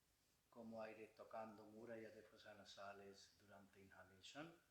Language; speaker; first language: Spanish; non-native, learner; Bangla